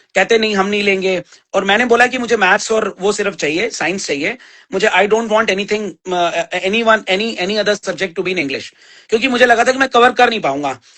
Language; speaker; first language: Hindi; native; Hindi